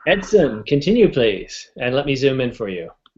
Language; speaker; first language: English; native; English